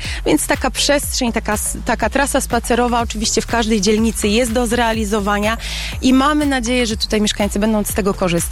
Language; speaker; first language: Polish; native; Polish